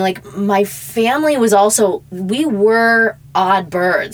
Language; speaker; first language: English; native; English